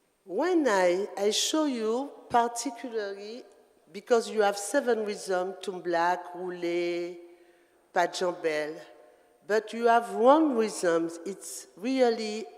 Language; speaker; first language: English; non-native, learner; French